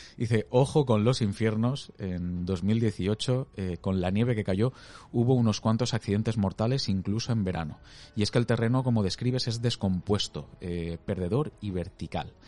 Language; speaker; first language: Spanish; native; Spanish